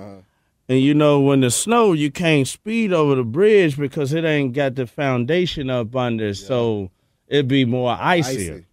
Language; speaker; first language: English; native; English